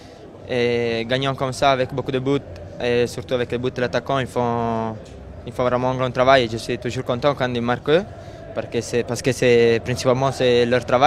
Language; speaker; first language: French; non-native, fluent; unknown